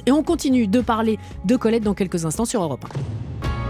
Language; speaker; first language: French; native; French